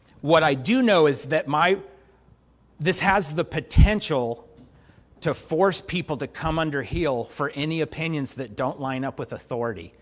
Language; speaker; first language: English; native; English